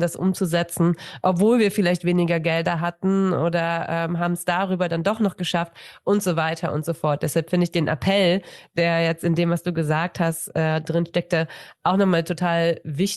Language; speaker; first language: German; native; German